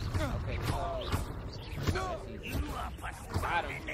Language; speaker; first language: English; native; English